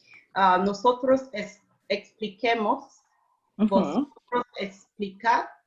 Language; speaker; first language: Spanish; non-native, learner; English